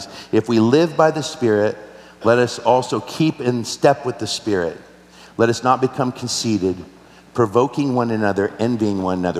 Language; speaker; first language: English; native; English